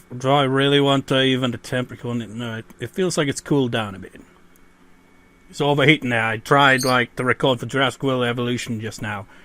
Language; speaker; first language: English; native; English